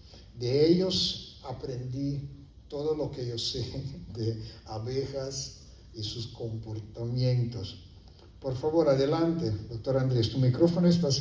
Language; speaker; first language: Spanish; non-native, fluent; Papiamento